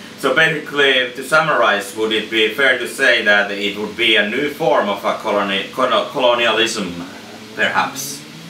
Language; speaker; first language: English; non-native, fluent; Finnish